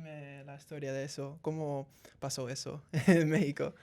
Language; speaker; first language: Spanish; early bilingual, heritage; English